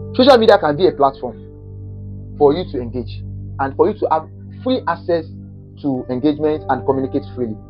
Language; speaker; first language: English; non-native, local second language; Yoruba